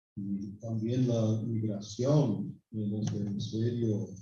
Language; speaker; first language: Spanish; non-native, fluent; English